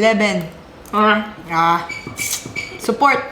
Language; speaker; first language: English; non-native, local second language; Filipino